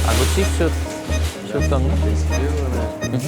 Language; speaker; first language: Russian; non-native, fluent; Dutch